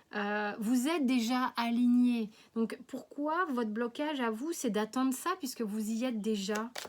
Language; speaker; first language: French; native; French